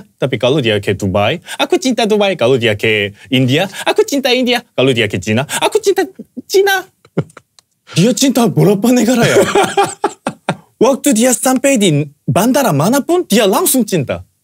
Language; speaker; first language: Indonesian; non-native, fluent; Korean